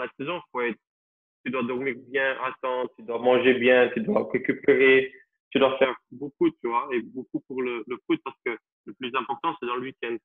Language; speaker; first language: French; non-native, local second language; Dutch